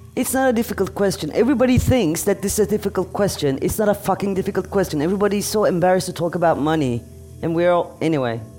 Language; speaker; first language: English; non-native, fluent; Turkish